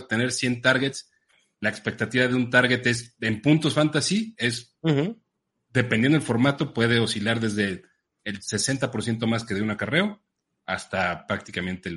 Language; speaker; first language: Spanish; native; Spanish